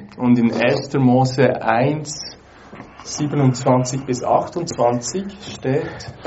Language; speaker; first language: German; native; German